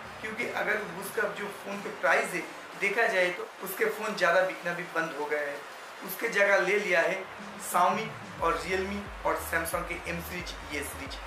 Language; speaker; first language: Hindi; non-native, local second language; Bangla